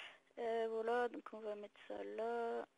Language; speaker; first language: French; native; French